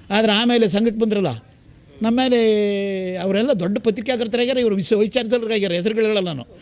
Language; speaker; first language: Kannada; native; Kannada